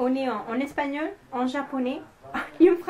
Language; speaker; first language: French; non-native, fluent; Italian